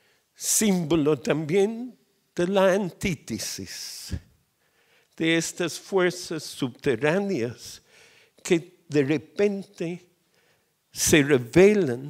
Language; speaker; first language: Spanish; non-native, fluent; English